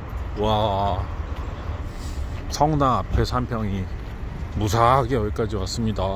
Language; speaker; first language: Korean; native; Korean